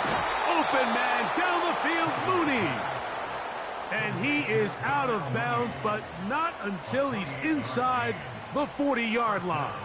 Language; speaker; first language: English; native; English